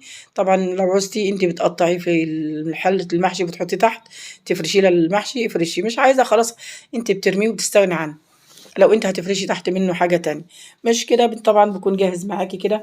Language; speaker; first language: Arabic; native; Arabic